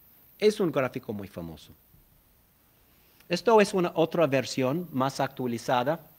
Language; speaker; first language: Spanish; non-native, fluent; English